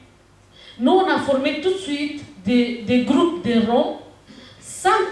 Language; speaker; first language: French; non-native, learner; Romanian